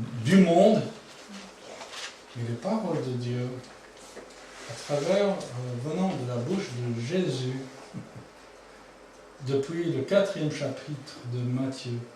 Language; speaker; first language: French; non-native, fluent; English